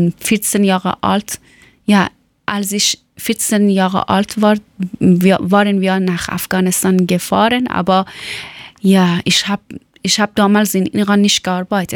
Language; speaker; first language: German; non-native, learner; Persian